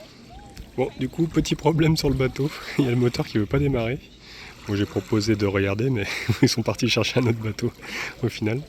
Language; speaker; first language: French; native; French